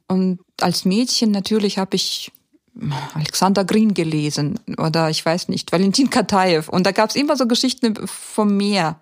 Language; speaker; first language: German; early bilingual, heritage; German